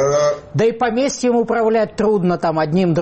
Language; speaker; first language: Russian; native; Russian